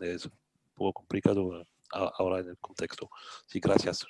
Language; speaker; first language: Spanish; non-native, fluent; French